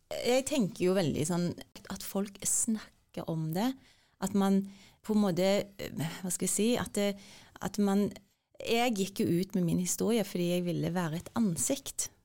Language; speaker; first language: Norwegian; early bilingual, other home language; Turkish